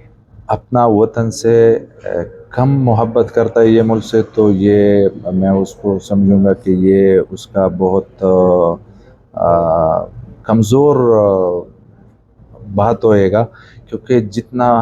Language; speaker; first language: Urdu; non-native, local second language; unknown